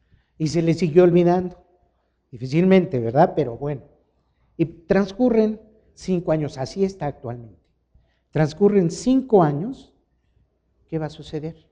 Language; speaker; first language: Spanish; native; Spanish